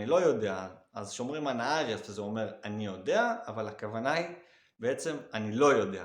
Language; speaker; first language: Hebrew; native; Hebrew